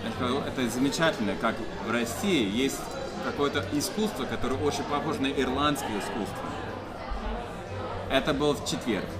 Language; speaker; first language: Russian; non-native, fluent; English